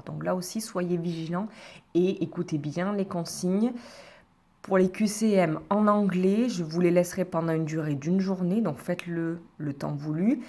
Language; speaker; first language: French; native; French